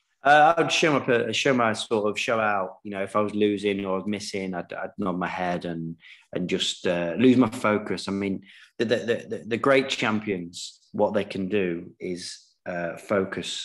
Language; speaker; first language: English; native; English